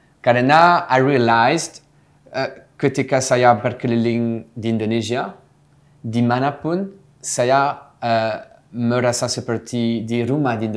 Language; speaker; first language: Indonesian; non-native, fluent; French